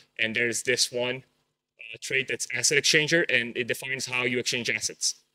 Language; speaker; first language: English; non-native, fluent; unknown